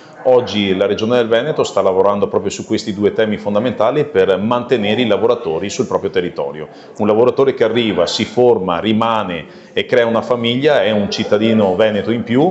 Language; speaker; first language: Italian; native; Italian